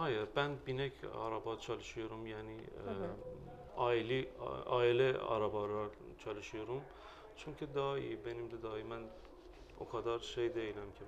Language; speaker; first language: Turkish; non-native, learner; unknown